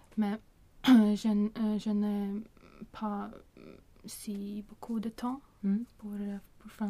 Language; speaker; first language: French; non-native, learner; Swedish